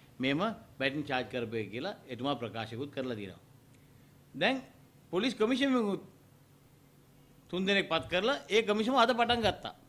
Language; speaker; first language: Sinhala; non-native, local second language; Tamil